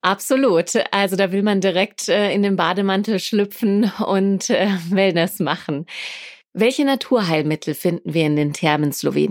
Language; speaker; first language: German; native; German